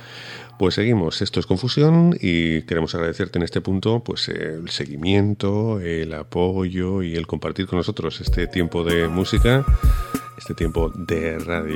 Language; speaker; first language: Spanish; native; Spanish